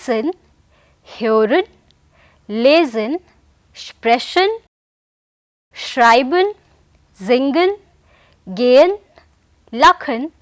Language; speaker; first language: German; non-native, fluent; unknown